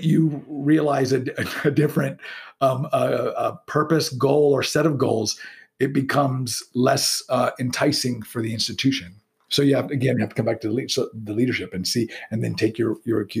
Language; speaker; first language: English; native; English